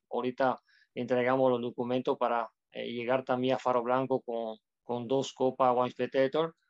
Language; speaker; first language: Spanish; non-native, fluent; Italian